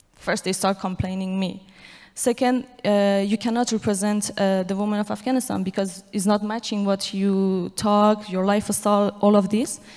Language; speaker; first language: English; non-native, fluent; Persian